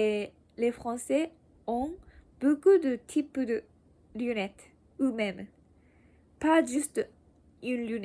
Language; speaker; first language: French; non-native, learner; Japanese